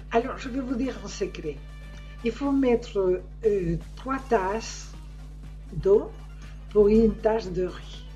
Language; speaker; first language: French; non-native, fluent; Spanish